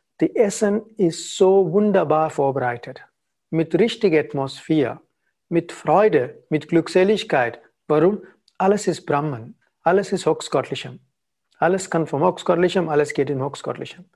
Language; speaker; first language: German; non-native, learner; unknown